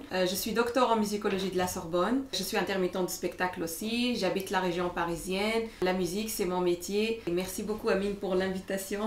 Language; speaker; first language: French; non-native, local second language; Arabic